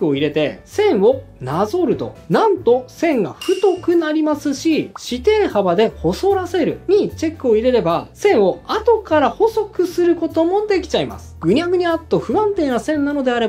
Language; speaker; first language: Japanese; native; Japanese